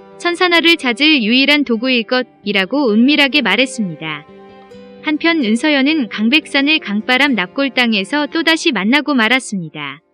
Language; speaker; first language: Korean; native; Korean